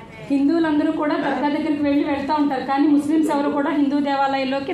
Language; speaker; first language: Telugu; native; Telugu